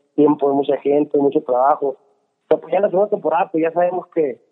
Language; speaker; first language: Spanish; native; Spanish